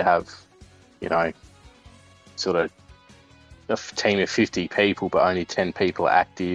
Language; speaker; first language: English; native; English